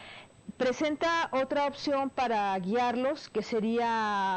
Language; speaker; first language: Spanish; native; Spanish